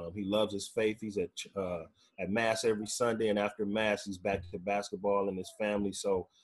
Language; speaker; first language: English; native; English